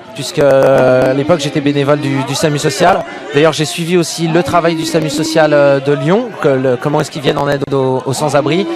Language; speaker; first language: French; native; French